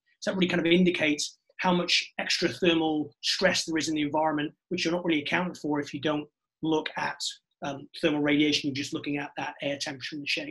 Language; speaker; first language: English; native; English